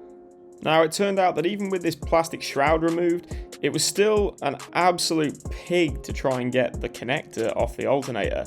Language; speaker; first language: English; native; English